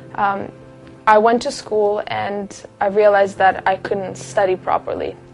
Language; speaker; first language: English; non-native, fluent; Russian